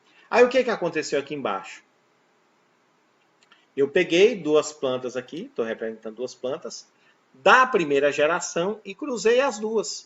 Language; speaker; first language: Portuguese; native; Portuguese